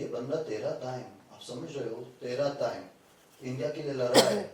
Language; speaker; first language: Hindi; non-native, fluent; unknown